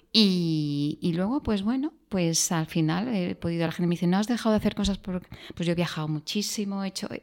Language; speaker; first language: Spanish; native; Spanish